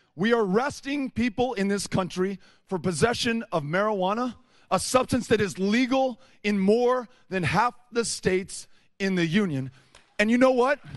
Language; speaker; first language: English; native; English